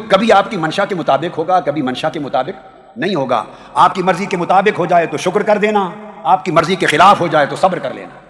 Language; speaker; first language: Urdu; non-native, local second language; Punjabi